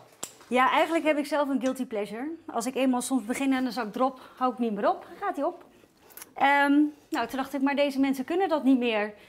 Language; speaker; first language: Dutch; native; Dutch